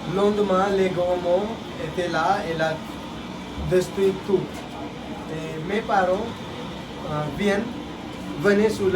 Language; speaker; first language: French; non-native, learner; Hindi